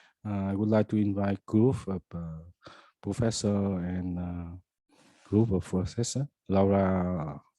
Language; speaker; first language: English; non-native, fluent; Vietnamese